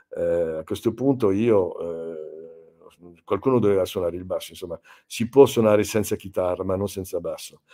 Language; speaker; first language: Italian; non-native, fluent; French